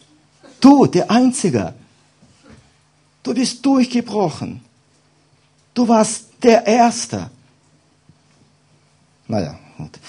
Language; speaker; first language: German; non-native, fluent; Russian